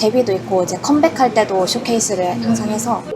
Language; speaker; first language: Korean; native; Korean